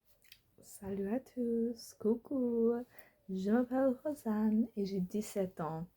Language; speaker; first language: French; non-native, learner; English